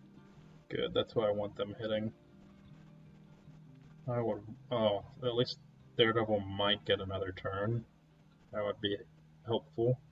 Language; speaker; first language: English; native; English